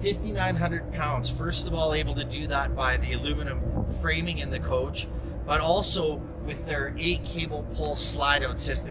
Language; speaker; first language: English; native; English